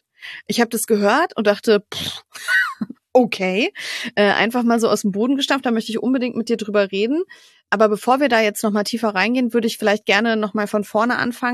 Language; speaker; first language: German; native; German